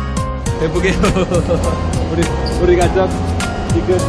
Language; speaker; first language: Korean; non-native, learner; Indonesian